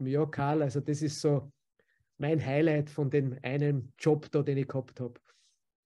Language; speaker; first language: German; native; German